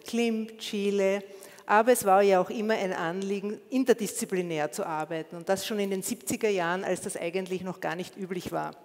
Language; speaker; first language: German; native; German